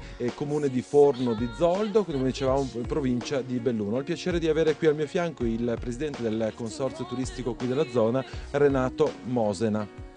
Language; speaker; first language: Italian; native; Italian